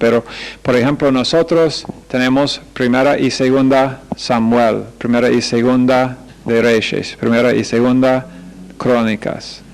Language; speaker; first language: Spanish; non-native, fluent; English